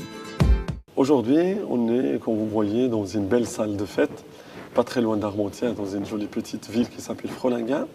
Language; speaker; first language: French; non-native, local second language; Arabic